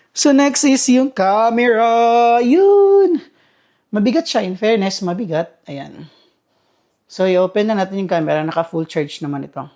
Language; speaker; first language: Filipino; non-native, local second language; Cebuano